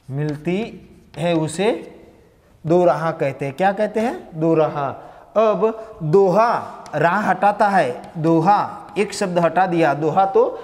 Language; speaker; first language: Hindi; non-native, local second language; Gujarati